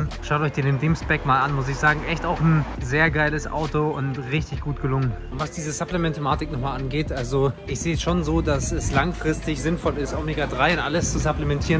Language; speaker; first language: German; native; German